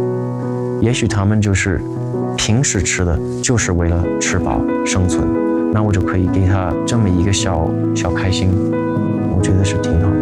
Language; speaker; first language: Chinese; non-native, fluent; English